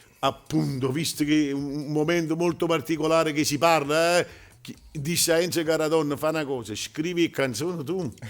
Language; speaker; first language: Italian; native; Italian